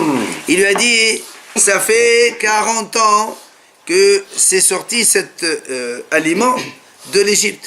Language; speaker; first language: French; native; French